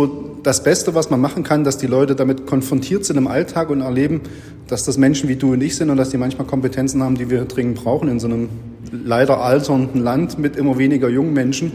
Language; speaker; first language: German; native; German